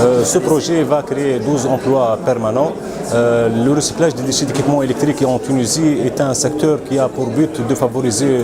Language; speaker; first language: French; non-native, local second language; Arabic